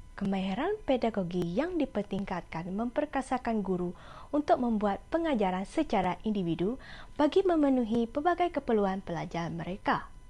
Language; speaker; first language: Malay; non-native, local second language; Iban